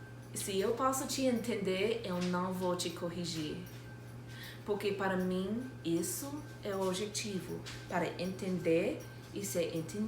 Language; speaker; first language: Portuguese; non-native, fluent; English